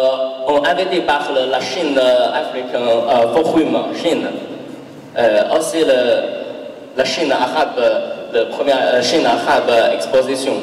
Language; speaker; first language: French; non-native, learner; Chinese